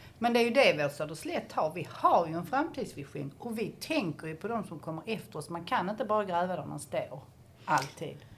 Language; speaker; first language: Swedish; native; Swedish